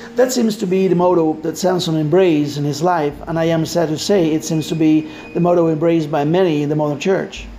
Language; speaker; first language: English; non-native, fluent; Spanish